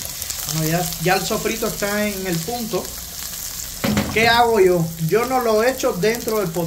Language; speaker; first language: Spanish; native; Spanish